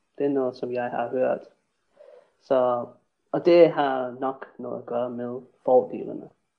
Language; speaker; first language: Danish; non-native, fluent; English